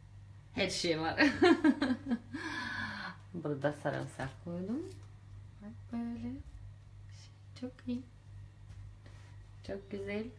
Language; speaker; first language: Turkish; non-native, learner; Russian